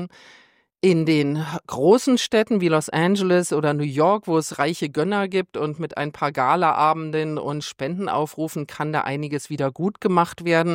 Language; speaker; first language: German; native; German